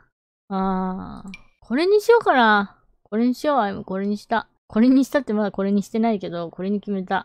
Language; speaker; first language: Japanese; native; Japanese